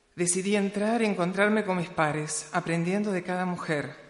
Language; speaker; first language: Spanish; native; Spanish